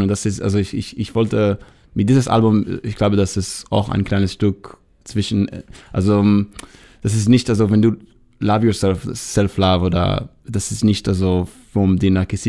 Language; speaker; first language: German; non-native, learner; Hebrew